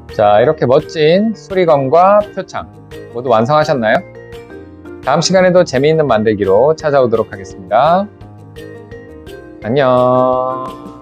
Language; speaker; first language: Korean; native; Korean